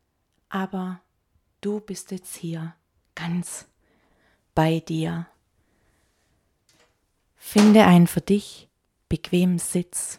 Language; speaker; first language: German; native; German